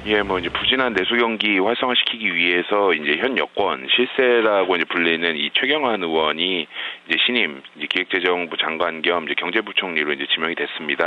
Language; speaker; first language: Korean; native; Korean